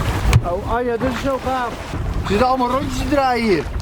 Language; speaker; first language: Dutch; native; Dutch